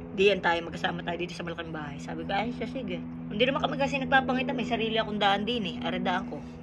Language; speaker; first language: Filipino; native; Filipino